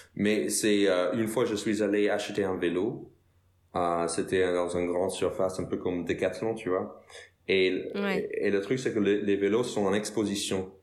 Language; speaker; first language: French; non-native, fluent; English